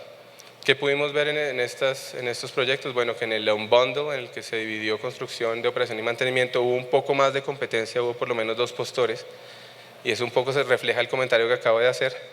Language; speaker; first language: Spanish; native; Spanish